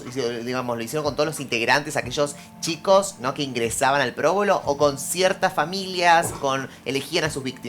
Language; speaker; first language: Spanish; native; Spanish